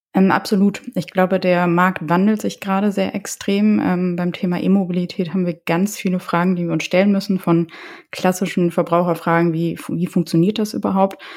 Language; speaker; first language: German; early bilingual, other home language; Polish